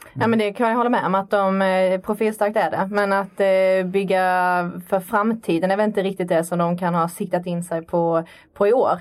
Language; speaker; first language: Swedish; native; Swedish